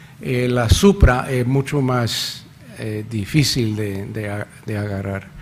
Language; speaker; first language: Spanish; non-native, fluent; English